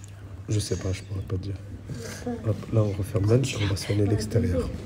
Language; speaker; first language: French; native; French